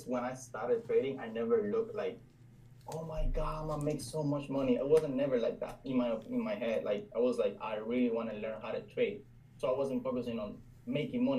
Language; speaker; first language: English; non-native, fluent; Spanish